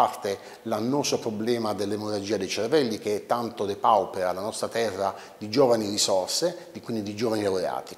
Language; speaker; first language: Italian; native; Italian